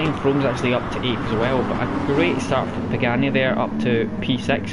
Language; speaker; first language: English; native; English